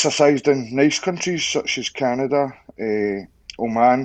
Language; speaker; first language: English; native; English